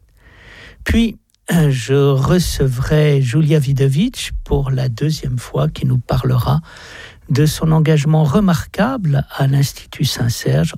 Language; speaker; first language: French; native; French